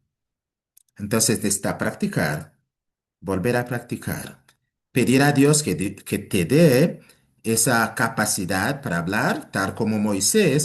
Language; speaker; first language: Spanish; non-native, fluent; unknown